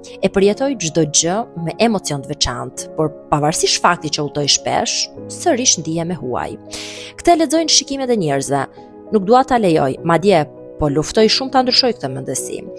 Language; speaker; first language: Albanian; native; Albanian